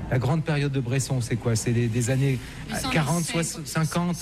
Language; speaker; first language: French; native; French